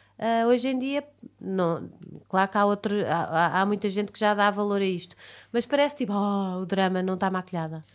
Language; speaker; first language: Portuguese; native; Portuguese